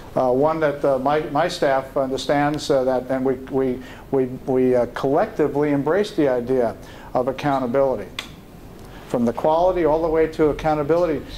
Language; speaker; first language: English; native; English